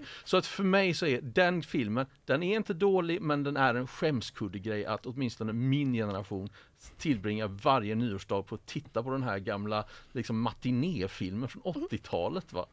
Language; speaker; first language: Swedish; native; Swedish